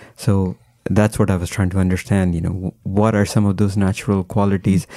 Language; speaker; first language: English; non-native, local second language; Hindi